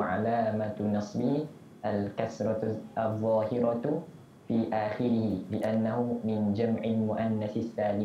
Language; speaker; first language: Arabic; non-native, learner; Malay